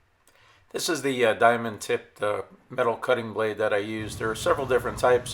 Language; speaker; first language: English; native; English